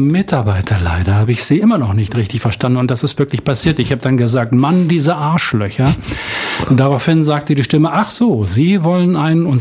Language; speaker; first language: German; native; German